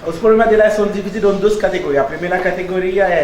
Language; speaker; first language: Portuguese; non-native, learner; Haitian Creole